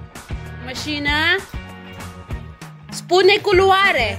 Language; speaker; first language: Romanian; non-native, learner; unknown